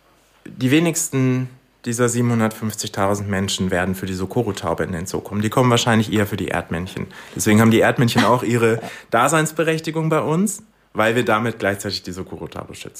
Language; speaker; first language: German; native; German